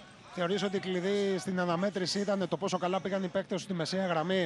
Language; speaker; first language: Greek; native; Greek